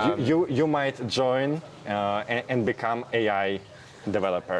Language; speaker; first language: English; non-native, fluent; Russian